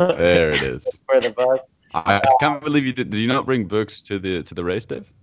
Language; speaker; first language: English; native; English